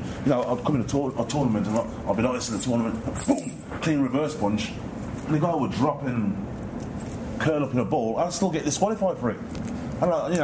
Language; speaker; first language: English; native; English